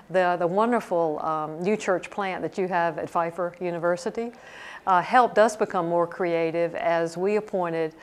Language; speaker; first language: English; native; English